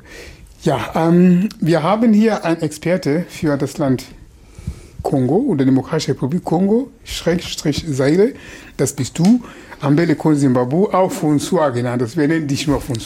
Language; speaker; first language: German; non-native, fluent; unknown